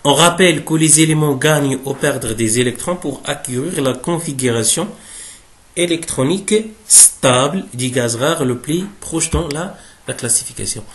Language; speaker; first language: French; non-native, local second language; Arabic